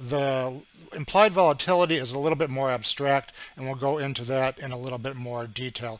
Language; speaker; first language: English; native; English